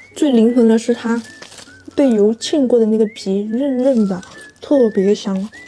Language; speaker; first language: Chinese; non-native, local second language; Cantonese